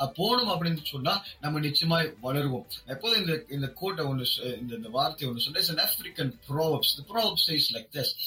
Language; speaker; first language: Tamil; non-native, local second language; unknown